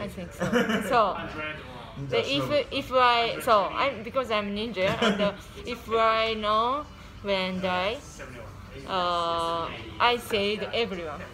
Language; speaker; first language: English; non-native, learner; Japanese